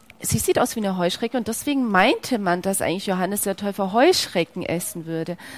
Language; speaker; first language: German; non-native, fluent; Greek